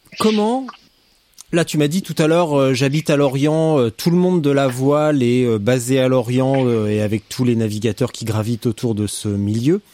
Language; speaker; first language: French; native; French